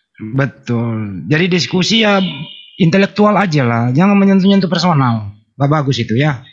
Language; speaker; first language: Indonesian; native; Indonesian